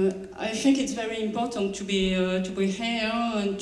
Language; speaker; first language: English; non-native, learner; French